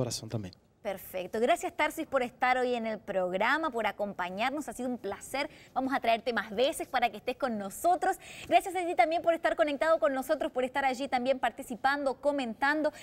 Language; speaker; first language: Spanish; native; Spanish